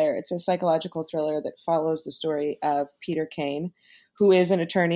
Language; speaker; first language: English; native; English